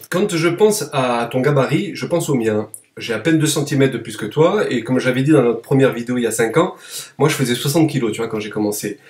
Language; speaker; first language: French; native; French